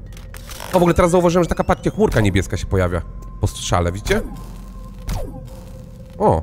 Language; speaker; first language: Polish; native; Polish